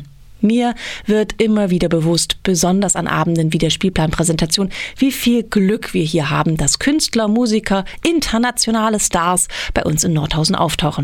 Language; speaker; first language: German; native; German